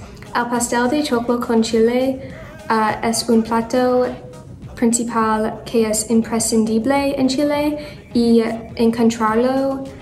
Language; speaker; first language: Spanish; non-native, learner; English